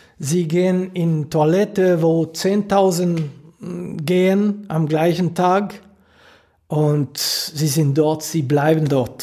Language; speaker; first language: German; non-native, local second language; French